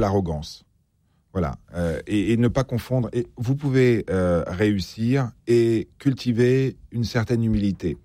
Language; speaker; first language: French; native; French